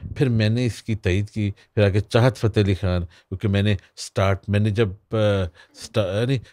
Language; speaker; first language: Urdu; non-native, local second language; Punjabi